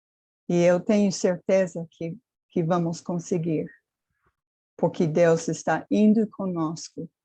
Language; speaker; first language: Portuguese; non-native, fluent; English